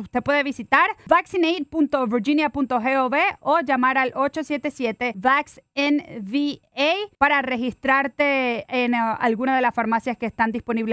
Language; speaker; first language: Spanish; native; Spanish